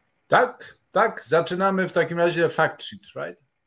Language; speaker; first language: English; non-native, fluent; Polish